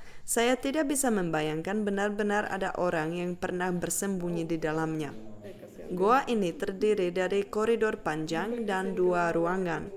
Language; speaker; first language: Indonesian; non-native, fluent; Czech